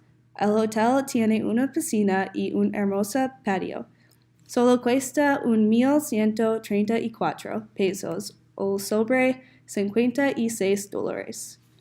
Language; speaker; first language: Spanish; non-native, learner; English